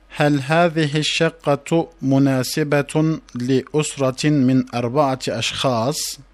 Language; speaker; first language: Arabic; non-native, fluent; Turkish